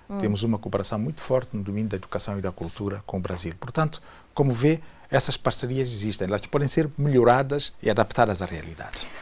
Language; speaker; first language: Portuguese; native; Portuguese